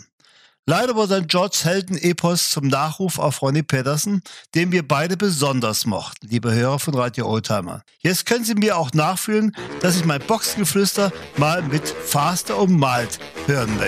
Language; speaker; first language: German; native; German